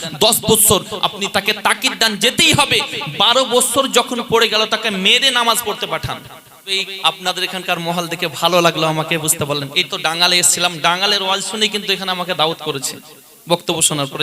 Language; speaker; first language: Bangla; native; Bangla